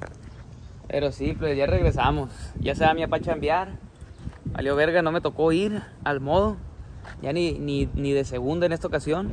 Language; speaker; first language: Spanish; early bilingual, heritage; Spanish